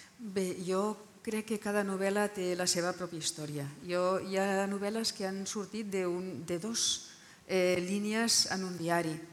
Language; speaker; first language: Catalan; non-native, local second language; Spanish